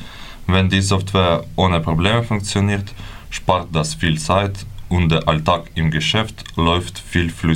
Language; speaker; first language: German; non-native, fluent; Ukrainian